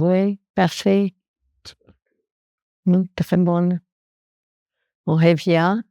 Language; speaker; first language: French; non-native, fluent; Portuguese